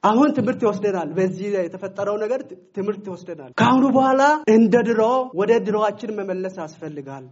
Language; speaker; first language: Amharic; non-native, local second language; Sidamo